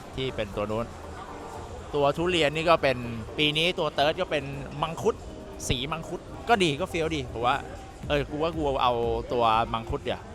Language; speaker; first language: Thai; native; Thai